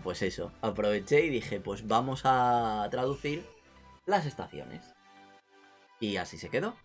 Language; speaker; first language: Spanish; native; Spanish